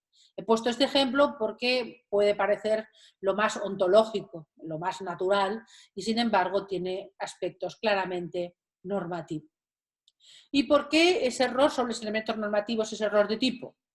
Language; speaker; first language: Spanish; native; Spanish